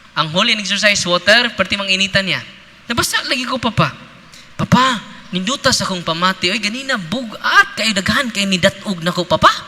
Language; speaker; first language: Cebuano; native; Cebuano